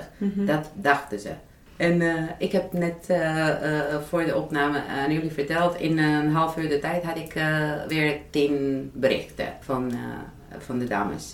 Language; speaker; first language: Dutch; non-native, fluent; Romanian